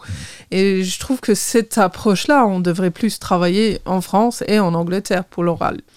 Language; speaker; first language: French; non-native, fluent; English